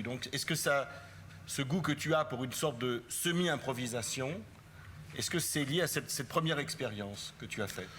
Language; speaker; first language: French; native; French